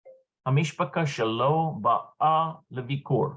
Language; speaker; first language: Hebrew; non-native, learner; English